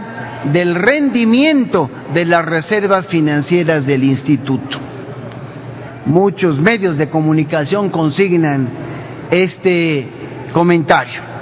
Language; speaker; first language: Spanish; native; Spanish